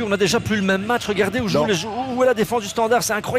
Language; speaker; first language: French; native; French